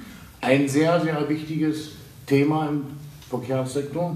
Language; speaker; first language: German; native; German